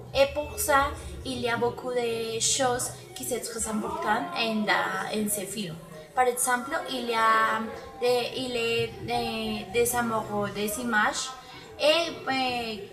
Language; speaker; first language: French; non-native, learner; Spanish